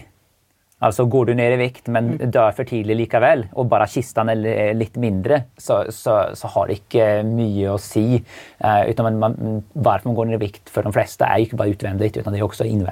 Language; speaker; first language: Swedish; native; Swedish